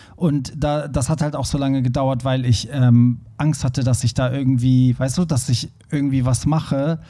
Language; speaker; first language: German; early bilingual, other home language; Persian